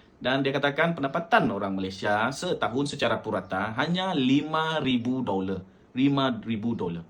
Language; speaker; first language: Malay; native; Malay